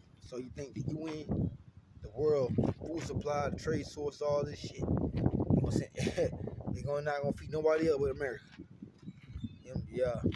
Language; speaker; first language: English; native; English